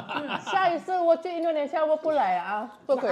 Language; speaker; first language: Chinese; non-native, learner; Indonesian